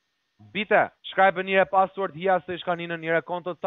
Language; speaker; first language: German; non-native, learner; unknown